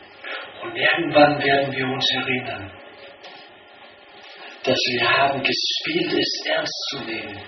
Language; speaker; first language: German; non-native, fluent; Danish